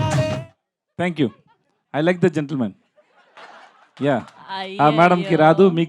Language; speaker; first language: Telugu; non-native, learner; Tamil